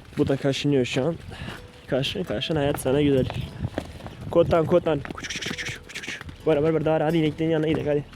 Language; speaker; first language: Turkish; non-native, local second language; Kurdish